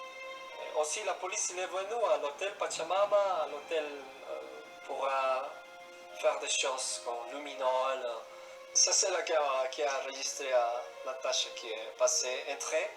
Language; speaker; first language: French; non-native, learner; Spanish